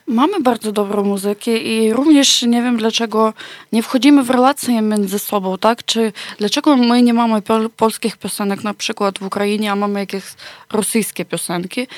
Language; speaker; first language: Polish; non-native, fluent; Ukrainian